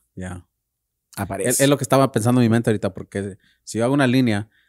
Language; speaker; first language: Spanish; early bilingual, heritage; Spanish